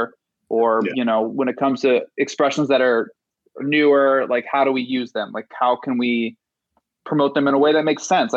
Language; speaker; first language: English; native; English